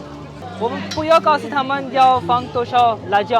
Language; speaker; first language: Chinese; non-native, fluent; Urdu